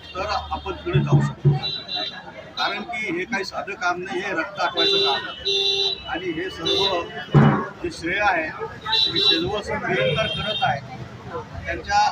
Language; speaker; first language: Marathi; native; Marathi